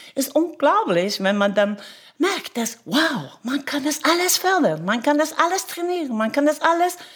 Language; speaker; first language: German; non-native, fluent; Norwegian